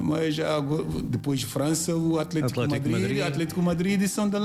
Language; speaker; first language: Portuguese; non-native, learner; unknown